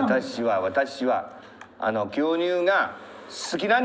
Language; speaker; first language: Japanese; non-native, learner; Chinese